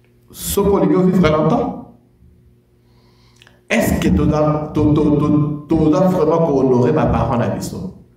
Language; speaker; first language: French; non-native, local second language; Lingala